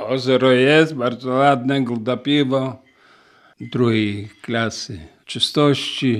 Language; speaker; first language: Polish; non-native, local second language; Ukrainian